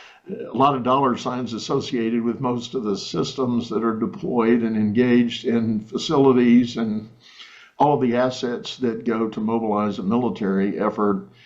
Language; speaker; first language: English; native; English